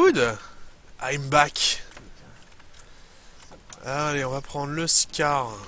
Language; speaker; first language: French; native; French